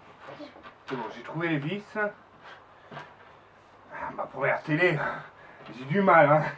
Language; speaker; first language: French; native; French